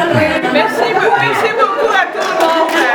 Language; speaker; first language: French; non-native, local second language; Dutch